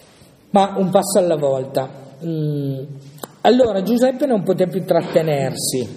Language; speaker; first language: Italian; native; Italian